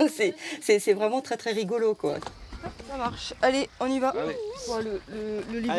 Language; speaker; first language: French; native; French